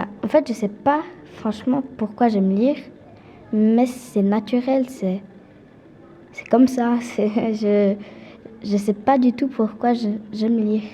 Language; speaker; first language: French; native; French